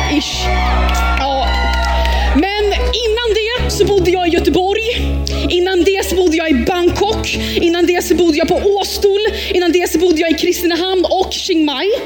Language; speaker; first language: Swedish; early bilingual, heritage; Swedish